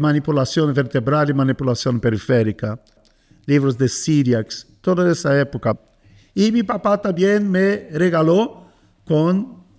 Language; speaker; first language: Spanish; non-native, fluent; Portuguese